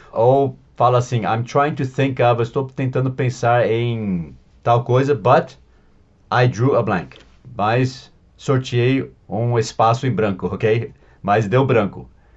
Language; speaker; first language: Portuguese; non-native, fluent; English